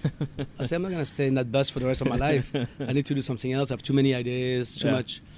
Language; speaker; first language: English; non-native, fluent; French